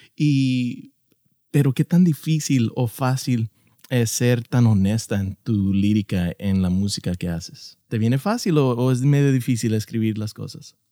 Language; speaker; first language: Spanish; early bilingual, heritage; Spanish